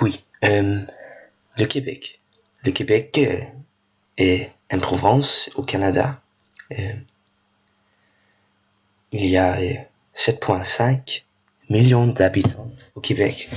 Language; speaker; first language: French; non-native, learner; Danish